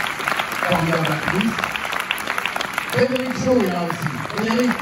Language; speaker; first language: French; native; French